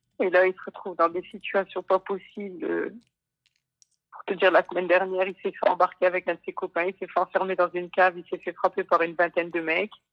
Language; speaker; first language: French; early bilingual, other home language; Wolof